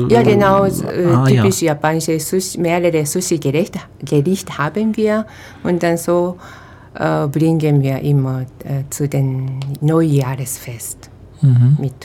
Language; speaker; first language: German; non-native, fluent; Japanese